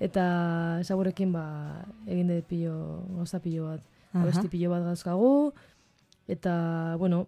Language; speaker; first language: Basque; non-native, local second language; Spanish